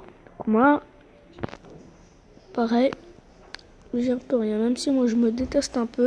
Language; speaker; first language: French; non-native, local second language; Arabic